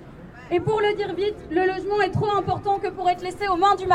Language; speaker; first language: French; native; French